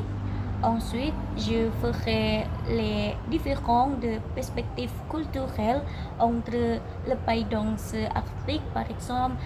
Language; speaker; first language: French; non-native, learner; Indonesian